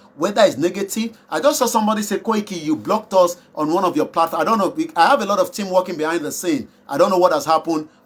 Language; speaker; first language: English; non-native, local second language; Yoruba